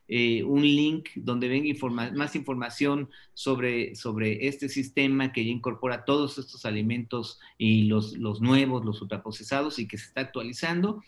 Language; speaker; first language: Spanish; native; Spanish